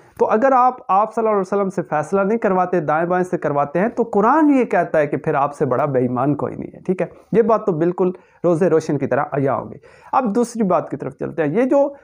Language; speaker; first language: Urdu; native; Urdu